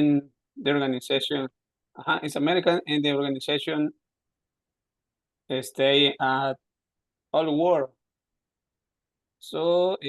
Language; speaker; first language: English; non-native, learner; Spanish